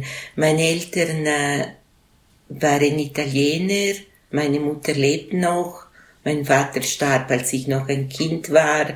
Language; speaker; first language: German; non-native, local second language; Italian